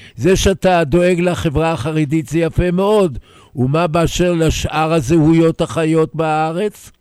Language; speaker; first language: Hebrew; native; Hebrew